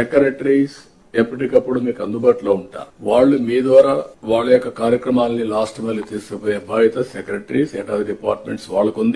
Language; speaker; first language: Telugu; native; Telugu